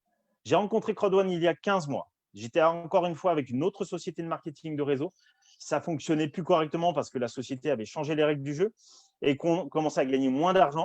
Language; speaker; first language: French; native; French